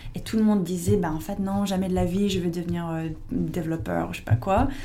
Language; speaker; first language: French; non-native, fluent; English